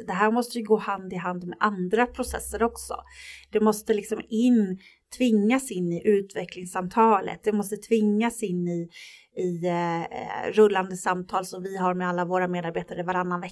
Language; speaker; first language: Swedish; native; Swedish